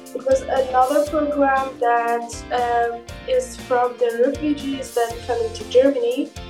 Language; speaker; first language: English; non-native, fluent; Persian